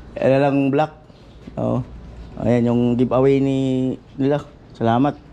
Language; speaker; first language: Filipino; non-native, local second language; Hiligaynon